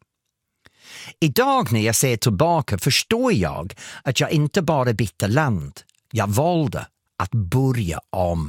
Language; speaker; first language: Swedish; non-native, fluent; English